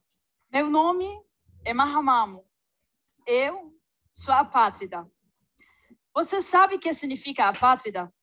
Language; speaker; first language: Portuguese; non-native, fluent; Arabic